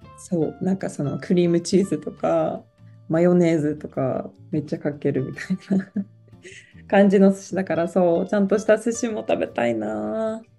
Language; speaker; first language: Japanese; non-native, fluent; Polish